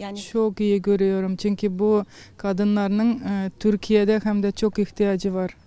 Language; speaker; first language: Turkish; non-native, learner; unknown